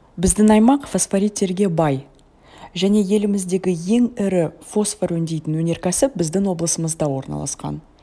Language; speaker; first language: Kazakh; non-native, local second language; Russian